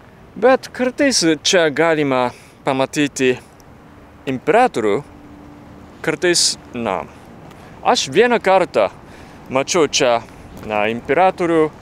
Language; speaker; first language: Lithuanian; non-native, fluent; Japanese